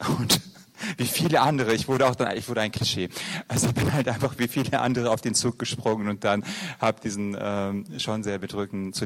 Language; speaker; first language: German; early bilingual, other home language; Turkish